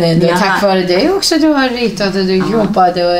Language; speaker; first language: Swedish; non-native, fluent; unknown